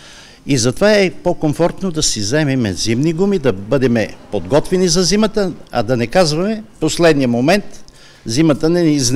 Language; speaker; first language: Bulgarian; native; Bulgarian